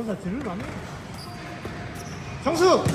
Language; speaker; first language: Korean; native; Korean